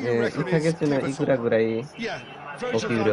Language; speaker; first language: Japanese; non-native, learner; Nepali